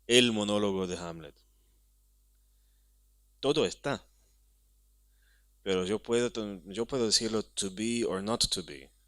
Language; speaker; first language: Spanish; non-native, fluent; Hebrew